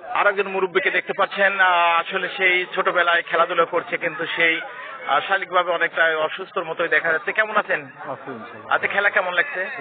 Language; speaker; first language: Bangla; native; Bangla